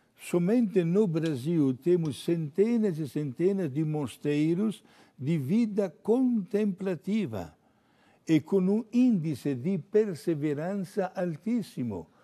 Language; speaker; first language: Portuguese; non-native, fluent; Italian